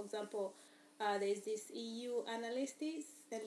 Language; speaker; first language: English; non-native, local second language; Swahili